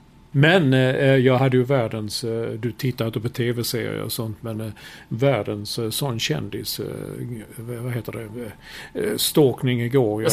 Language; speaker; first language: Swedish; native; Swedish